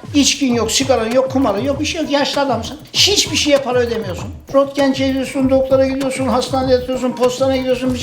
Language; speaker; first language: Turkish; native; Turkish